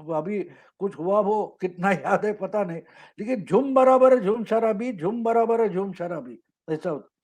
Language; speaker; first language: Hindi; non-native, local second language; Marathi